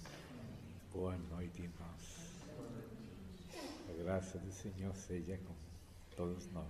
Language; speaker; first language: Portuguese; non-native, fluent; Spanish